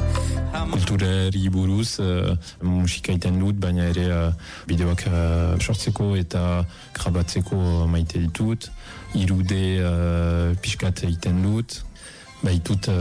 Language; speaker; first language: Basque; non-native, fluent; Italian